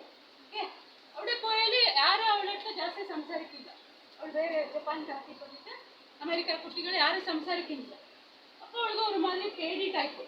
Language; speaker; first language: Malayalam; non-native, learner; Kannada